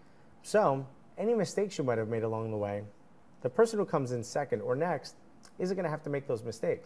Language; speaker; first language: English; native; English